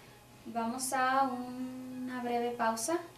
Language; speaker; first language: Spanish; native; Spanish